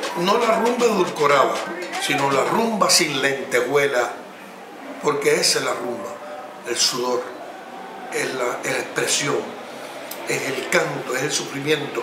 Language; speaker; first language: Spanish; native; Spanish